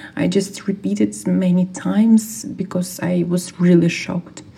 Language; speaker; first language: English; non-native, fluent; Ukrainian